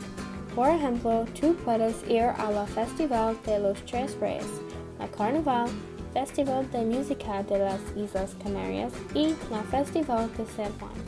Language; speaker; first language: Spanish; non-native, learner; English